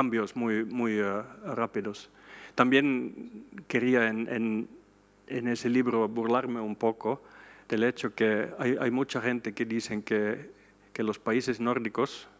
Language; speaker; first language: Spanish; non-native, fluent; Swedish